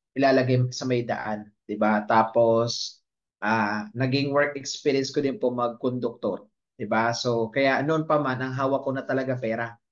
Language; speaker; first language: Filipino; non-native, local second language; Bikol